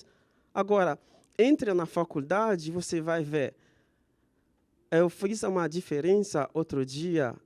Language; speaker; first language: Portuguese; non-native, fluent; Haitian Creole